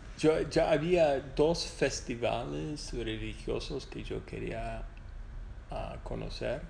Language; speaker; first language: Spanish; non-native, fluent; English